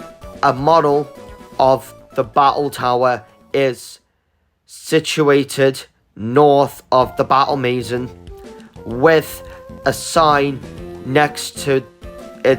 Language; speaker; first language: English; native; English